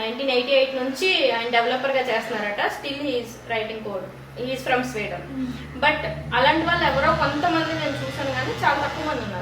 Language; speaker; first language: Telugu; native; Telugu